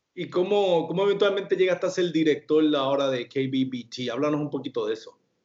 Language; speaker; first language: Spanish; native; Spanish